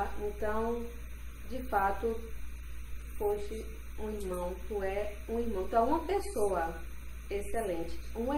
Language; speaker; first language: Portuguese; native; Portuguese